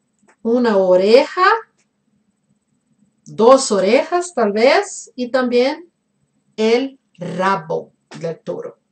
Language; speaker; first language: Spanish; non-native, fluent; Portuguese